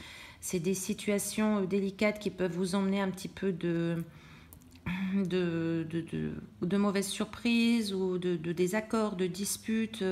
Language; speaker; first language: French; native; French